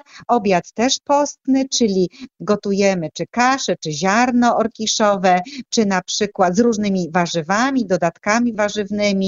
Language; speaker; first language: Polish; native; Polish